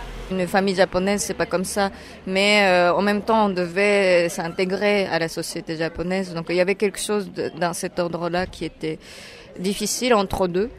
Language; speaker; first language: French; non-native, fluent; Japanese